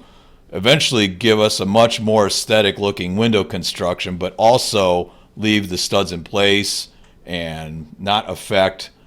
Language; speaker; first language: English; native; English